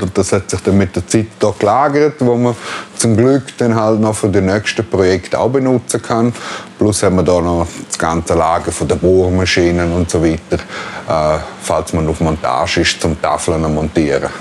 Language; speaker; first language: German; native; German